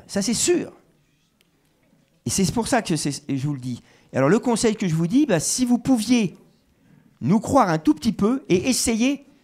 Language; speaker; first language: French; native; French